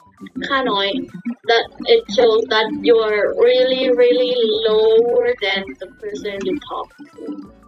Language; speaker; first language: English; non-native, fluent; Thai